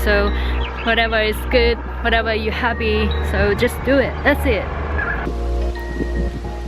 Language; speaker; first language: English; non-native, fluent; Thai